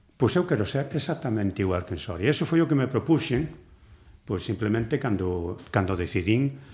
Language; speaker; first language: Galician; non-native, local second language; Spanish